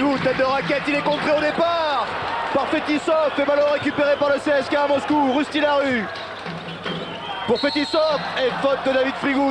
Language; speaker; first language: French; native; French